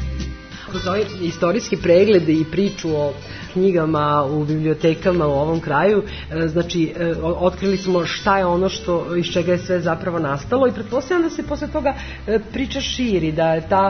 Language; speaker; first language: Serbian; native; Serbian